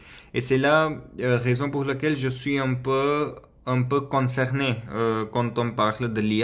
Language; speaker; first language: French; non-native, fluent; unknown